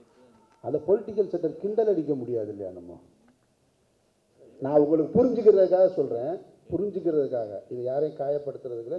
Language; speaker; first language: Tamil; native; Tamil